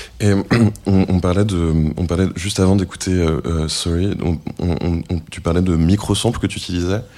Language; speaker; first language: French; native; French